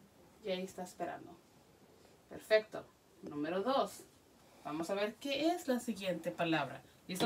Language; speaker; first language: Spanish; early bilingual, heritage; Spanish